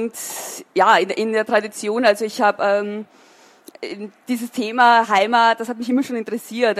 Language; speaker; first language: German; native; German